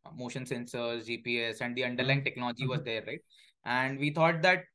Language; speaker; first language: English; non-native, local second language; Hindi